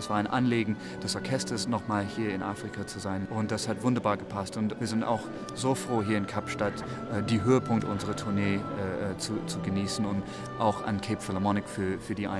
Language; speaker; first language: German; non-native, fluent; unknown